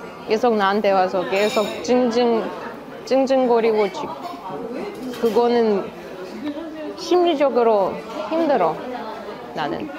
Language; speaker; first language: Korean; non-native, learner; Russian